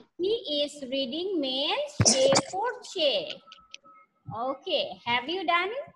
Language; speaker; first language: English; non-native, learner; Bangla